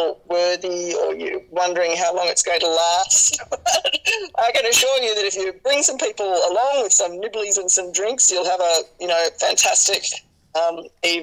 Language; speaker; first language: English; native; English